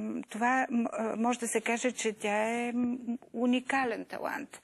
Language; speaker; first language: Bulgarian; native; Bulgarian